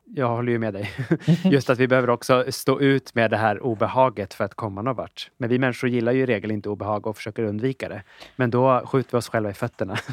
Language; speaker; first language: Swedish; native; Swedish